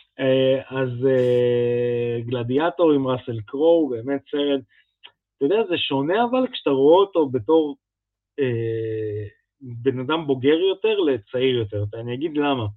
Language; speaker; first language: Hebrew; early bilingual, other home language; Russian